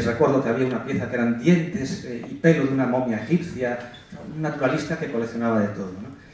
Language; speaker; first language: Spanish; native; Spanish